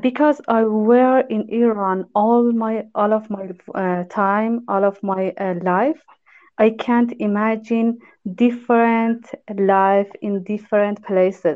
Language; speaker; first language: English; non-native, learner; Persian